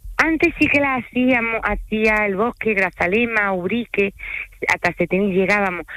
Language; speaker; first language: Spanish; early bilingual, other home language; French